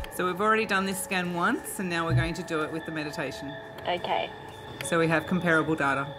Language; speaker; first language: English; native; English